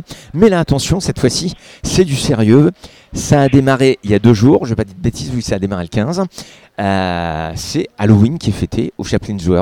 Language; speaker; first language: French; native; French